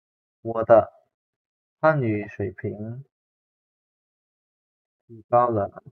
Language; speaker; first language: Chinese; non-native, fluent; Indonesian